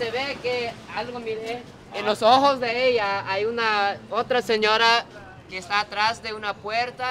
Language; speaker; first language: Spanish; non-native, fluent; Japanese